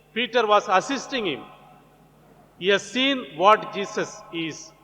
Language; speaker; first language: English; non-native, local second language; Gujarati